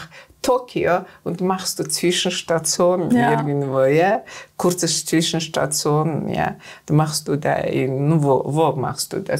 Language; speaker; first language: German; non-native, learner; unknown